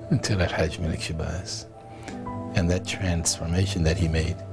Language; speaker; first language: English; native; English